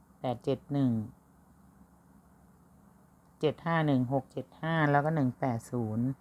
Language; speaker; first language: Thai; native; Thai